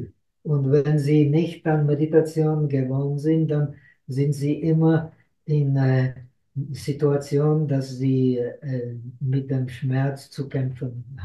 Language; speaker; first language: German; non-native, fluent; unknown